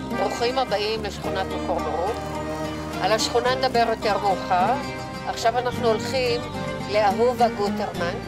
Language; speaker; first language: Hebrew; native; Hebrew